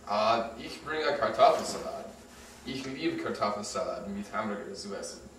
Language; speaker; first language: German; non-native, learner; English